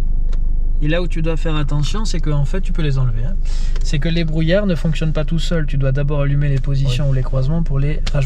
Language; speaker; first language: French; native; French